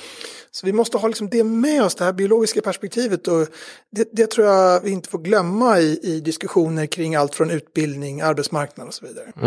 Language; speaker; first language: Swedish; native; Swedish